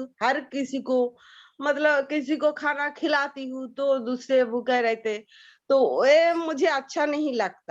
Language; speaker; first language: Hindi; non-native, local second language; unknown